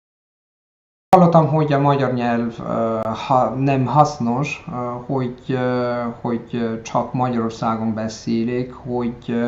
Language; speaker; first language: Hungarian; non-native, learner; Italian